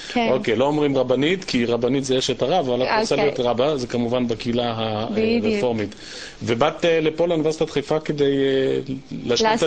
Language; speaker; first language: Hebrew; native; Hebrew